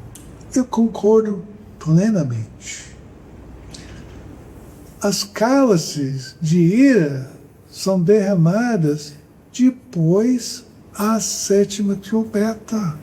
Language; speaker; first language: Portuguese; non-native, fluent; English